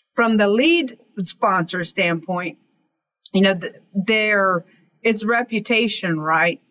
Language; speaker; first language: English; native; English